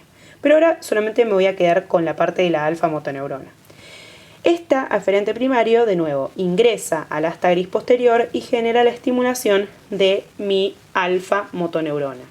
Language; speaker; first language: Spanish; native; Spanish